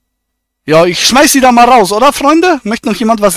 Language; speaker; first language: German; native; German